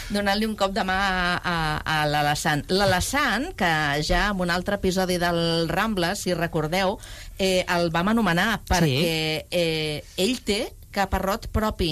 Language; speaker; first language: Catalan; native; Catalan